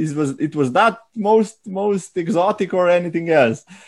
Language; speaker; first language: English; non-native, learner; Slovenian